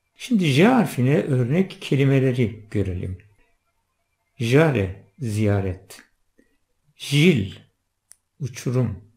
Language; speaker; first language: Turkish; non-native, local second language; Zaza